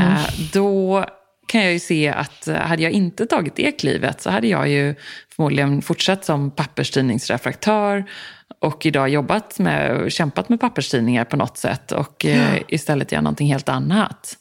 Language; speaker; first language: Swedish; native; Swedish